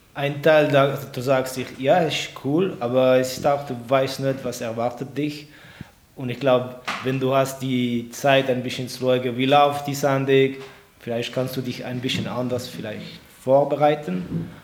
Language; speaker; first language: German; non-native, local second language; French